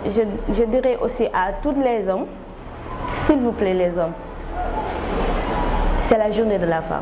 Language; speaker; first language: French; non-native, local second language; Wolof